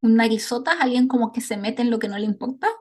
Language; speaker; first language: Spanish; native; Spanish